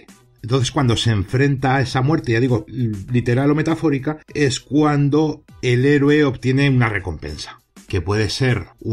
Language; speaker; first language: Spanish; native; Spanish